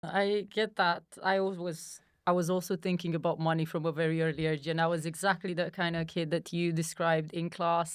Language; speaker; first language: English; non-native, fluent; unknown